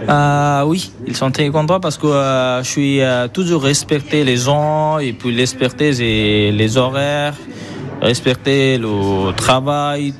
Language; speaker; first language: French; non-native, learner; Bangla